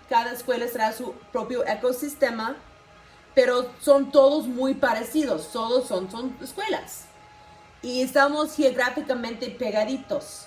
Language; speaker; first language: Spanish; non-native, local second language; English